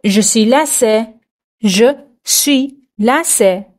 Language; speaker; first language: French; non-native, fluent; Persian